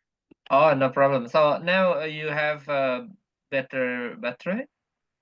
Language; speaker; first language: English; non-native, fluent; Indonesian